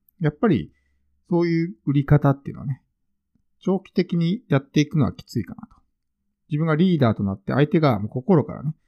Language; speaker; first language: Japanese; native; Japanese